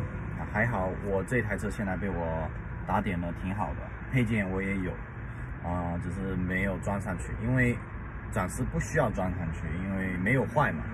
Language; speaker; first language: Chinese; native; Chinese